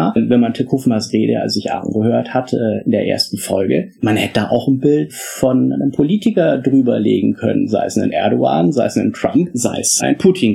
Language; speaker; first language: German; native; German